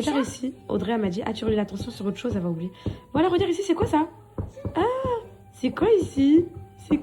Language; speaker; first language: French; native; French